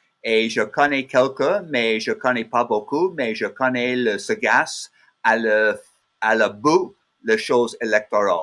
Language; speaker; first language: French; non-native, learner; English